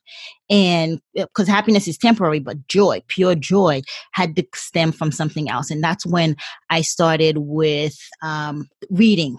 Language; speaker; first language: English; non-native, fluent; Haitian Creole